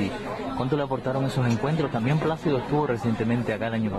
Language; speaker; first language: Spanish; native; Spanish